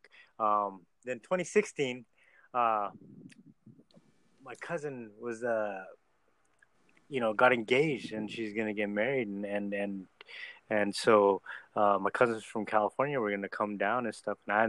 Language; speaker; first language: English; native; English